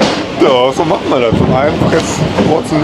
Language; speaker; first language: German; native; German